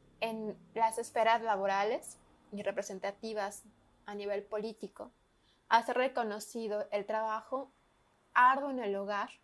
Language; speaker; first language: Spanish; native; Spanish